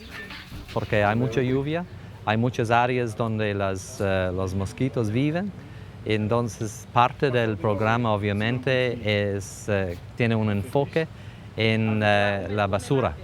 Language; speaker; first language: Spanish; non-native, fluent; English